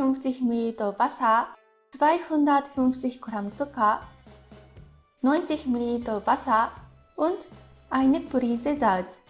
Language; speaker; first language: German; non-native, fluent; Japanese